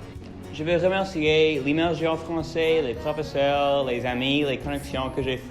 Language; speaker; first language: French; non-native, local second language; English